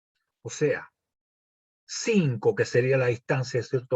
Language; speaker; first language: Spanish; native; Spanish